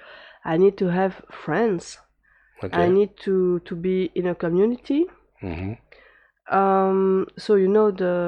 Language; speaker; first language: English; non-native, fluent; French